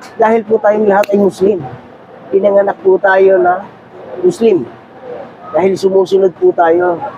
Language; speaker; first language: Filipino; native; Filipino